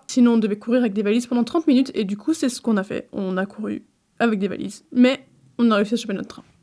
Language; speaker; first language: French; native; French